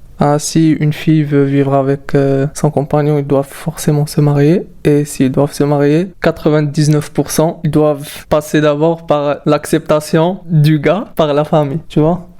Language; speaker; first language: French; non-native, local second language; Arabic